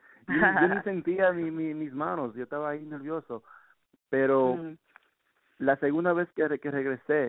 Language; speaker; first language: Spanish; early bilingual, heritage; Spanish